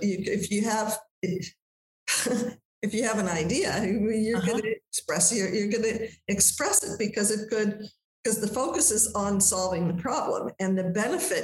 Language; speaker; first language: English; native; English